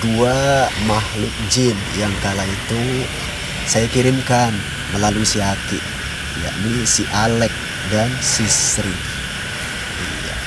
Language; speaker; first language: Indonesian; native; Indonesian